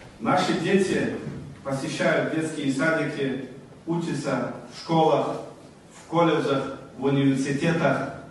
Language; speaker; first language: Russian; non-native, local second language; Uzbek